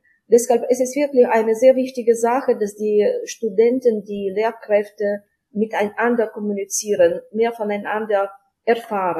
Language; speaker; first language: German; non-native, fluent; Ukrainian